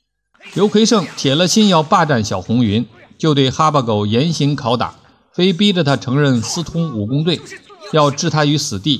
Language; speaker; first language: Chinese; native; Chinese